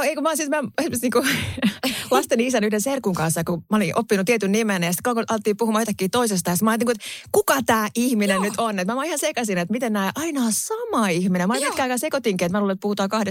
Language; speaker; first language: Finnish; native; Finnish